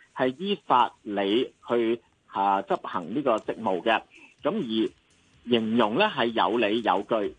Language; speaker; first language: Cantonese; native; Cantonese